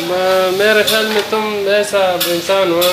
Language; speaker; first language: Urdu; non-native, local second language; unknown